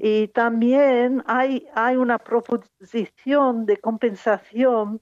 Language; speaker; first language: Spanish; non-native, fluent; English